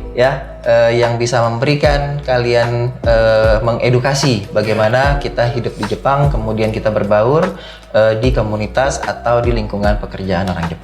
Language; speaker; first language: Indonesian; native; Indonesian